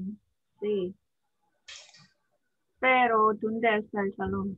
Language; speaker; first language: Spanish; non-native, learner; Korean